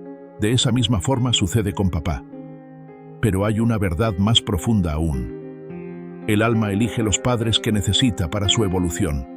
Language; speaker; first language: Spanish; native; Spanish